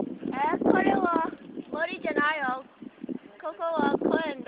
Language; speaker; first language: Japanese; non-native, learner; English